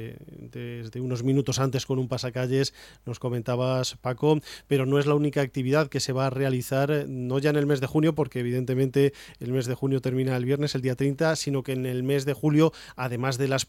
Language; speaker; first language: Spanish; native; Spanish